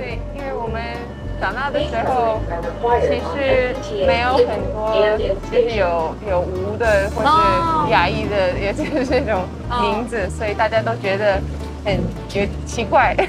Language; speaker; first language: Chinese; early bilingual, heritage; Chinese